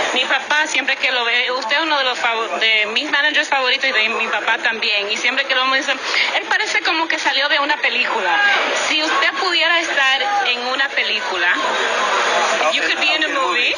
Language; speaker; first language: Spanish; native; Spanish